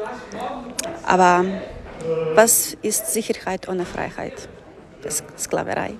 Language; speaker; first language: German; non-native, fluent; Ukrainian